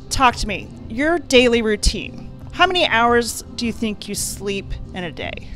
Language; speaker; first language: English; native; English